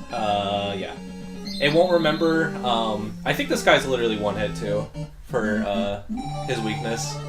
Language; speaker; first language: English; native; English